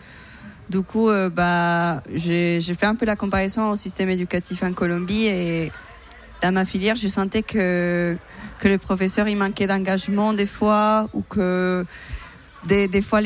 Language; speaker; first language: French; non-native, fluent; Spanish